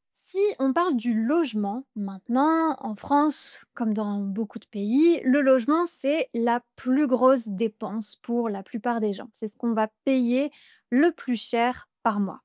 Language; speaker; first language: French; native; French